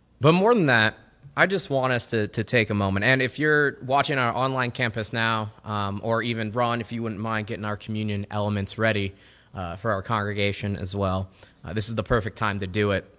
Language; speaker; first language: English; native; English